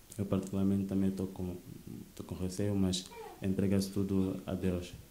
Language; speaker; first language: Portuguese; native; Portuguese